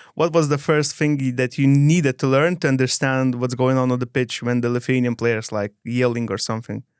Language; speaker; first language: English; non-native, fluent; Lithuanian